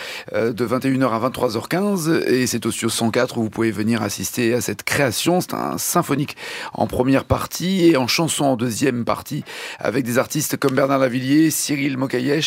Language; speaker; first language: French; native; French